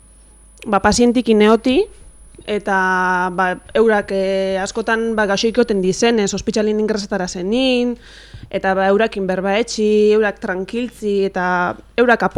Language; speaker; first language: Basque; native; Basque